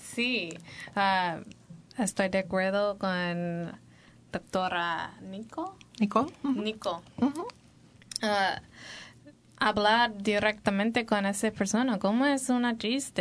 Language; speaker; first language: Spanish; non-native, learner; English